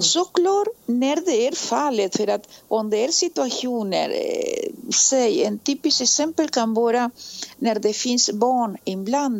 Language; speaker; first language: Swedish; non-native, fluent; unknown